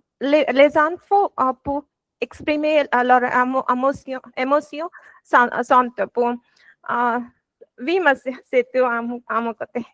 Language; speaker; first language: French; non-native, learner; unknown